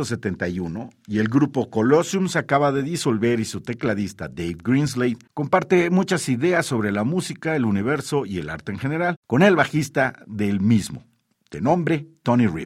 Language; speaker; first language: Spanish; native; Spanish